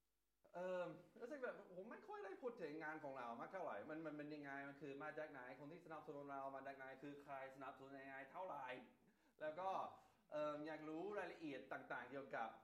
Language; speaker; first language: Thai; non-native, fluent; English